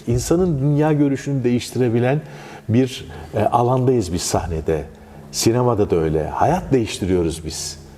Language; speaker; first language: Turkish; native; Turkish